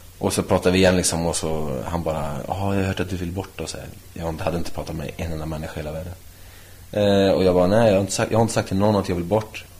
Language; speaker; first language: Swedish; native; Swedish